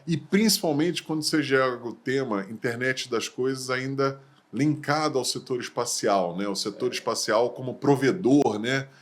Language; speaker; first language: Portuguese; native; Portuguese